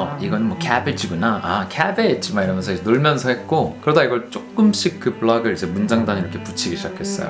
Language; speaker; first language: Korean; native; Korean